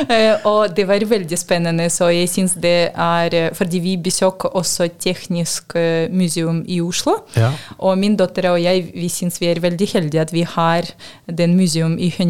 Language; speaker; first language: Norwegian; non-native, learner; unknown